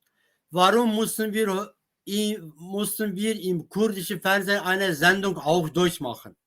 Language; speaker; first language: German; non-native, fluent; Kurdish